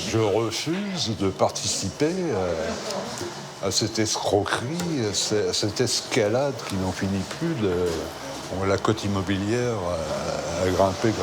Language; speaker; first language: French; native; French